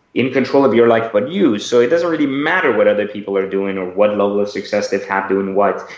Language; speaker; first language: English; early bilingual, other home language; Persian